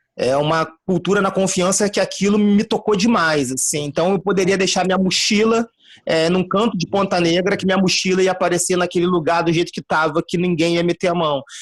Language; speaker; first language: Portuguese; native; Portuguese